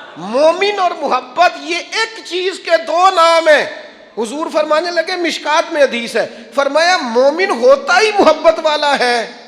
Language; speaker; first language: Urdu; non-native, local second language; Punjabi